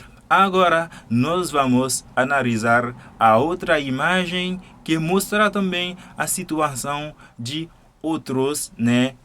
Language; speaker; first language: Portuguese; non-native, fluent; Haitian Creole